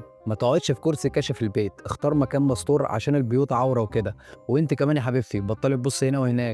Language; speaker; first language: Arabic; native; Arabic